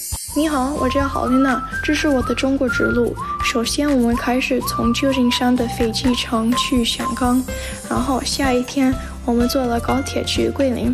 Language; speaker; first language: Chinese; non-native, learner; English